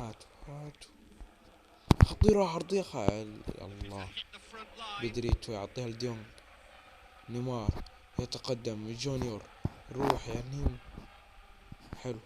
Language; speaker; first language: Arabic; native; Arabic